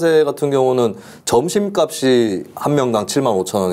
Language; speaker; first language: Korean; native; Korean